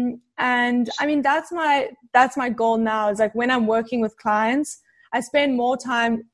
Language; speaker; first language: English; native; English